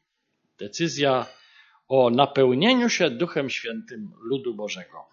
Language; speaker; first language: Polish; native; Polish